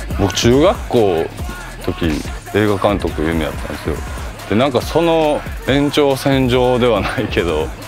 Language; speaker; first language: Japanese; early bilingual, other home language; Korean